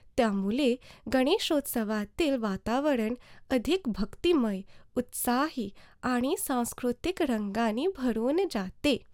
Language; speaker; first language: Marathi; early bilingual, heritage; Marathi